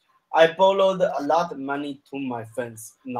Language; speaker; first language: English; non-native, learner; Chinese